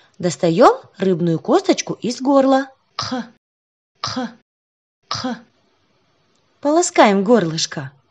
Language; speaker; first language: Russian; non-native, local second language; Kazakh